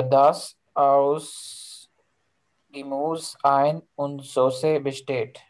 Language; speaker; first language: German; non-native, learner; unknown